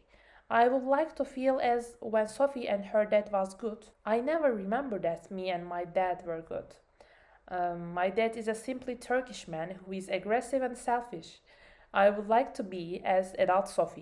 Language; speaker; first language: English; non-native, learner; Turkish